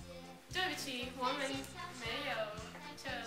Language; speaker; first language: Chinese; non-native, learner; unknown